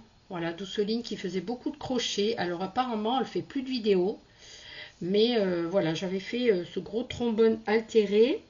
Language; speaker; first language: French; native; French